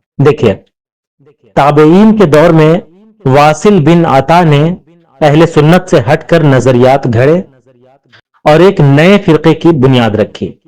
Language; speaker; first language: Urdu; native; Urdu